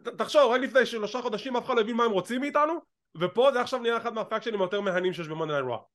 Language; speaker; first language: Hebrew; native; Hebrew